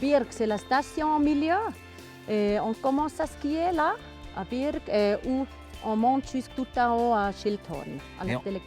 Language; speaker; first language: French; non-native, local second language; German